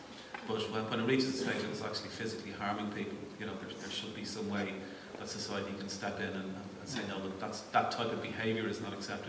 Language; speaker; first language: English; native; English